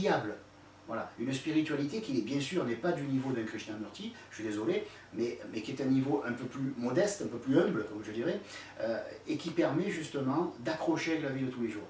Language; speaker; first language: French; native; French